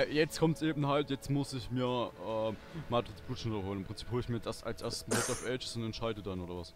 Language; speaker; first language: German; native; German